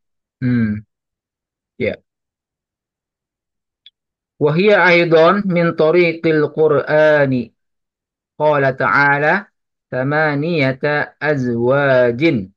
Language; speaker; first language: Arabic; non-native, learner; Indonesian